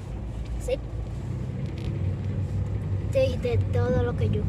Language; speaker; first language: Spanish; early bilingual, other home language; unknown